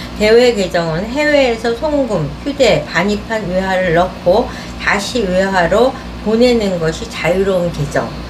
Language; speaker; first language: Korean; native; Korean